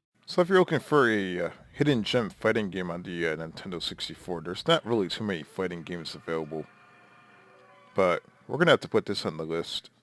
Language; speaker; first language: English; native; English